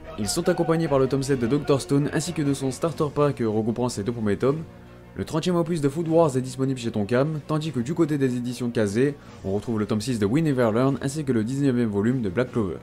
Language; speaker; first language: French; native; French